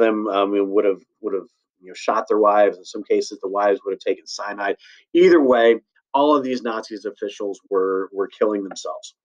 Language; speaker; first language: English; native; English